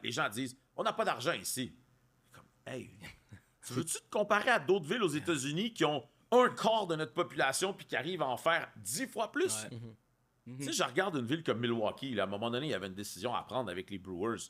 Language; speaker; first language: French; native; French